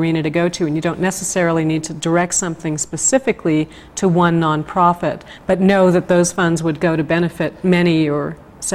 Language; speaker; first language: English; native; English